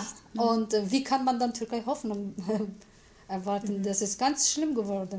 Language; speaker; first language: German; non-native, learner; Kurdish